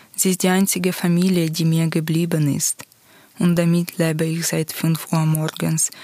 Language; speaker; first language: German; non-native, fluent; Ukrainian